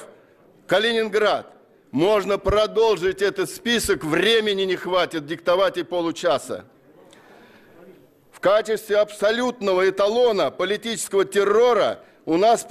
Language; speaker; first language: Russian; native; Russian